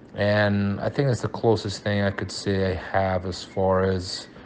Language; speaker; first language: English; early bilingual, other home language; Portuguese